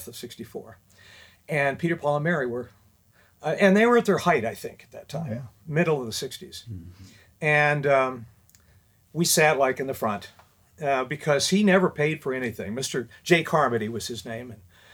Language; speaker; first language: English; native; English